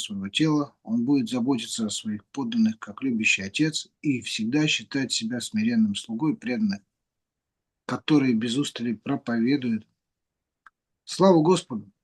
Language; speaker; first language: Russian; native; Russian